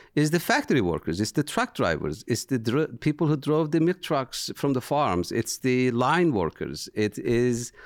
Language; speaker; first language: English; non-native, fluent; Turkish